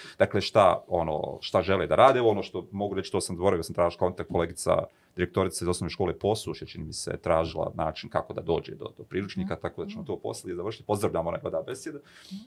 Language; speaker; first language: Bosnian; native; Bosnian